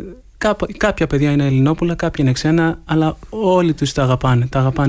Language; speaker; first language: Greek; early bilingual, heritage; Greek